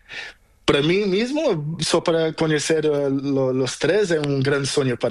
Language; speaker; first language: Spanish; non-native, learner; Portuguese